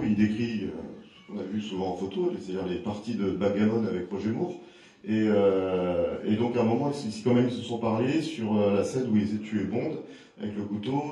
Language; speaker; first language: French; native; French